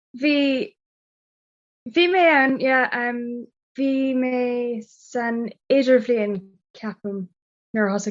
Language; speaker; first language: Irish; non-native, local second language; English